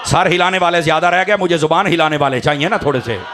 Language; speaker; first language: Urdu; non-native, local second language; Punjabi